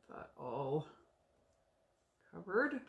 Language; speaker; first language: English; native; English